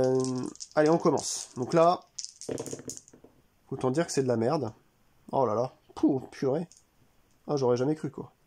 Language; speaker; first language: French; native; French